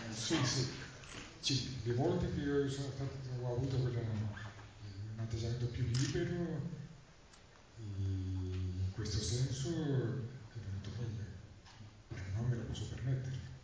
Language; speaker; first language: Italian; non-native, fluent; Spanish